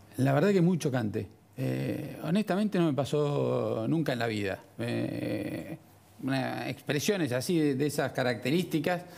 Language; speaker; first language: Spanish; native; Spanish